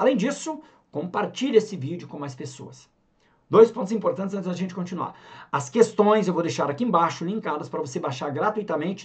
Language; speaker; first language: Portuguese; native; Portuguese